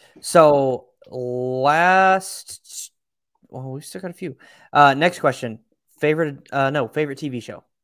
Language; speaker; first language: English; native; English